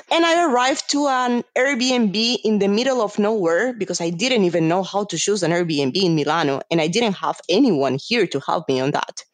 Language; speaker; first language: English; non-native, fluent; Spanish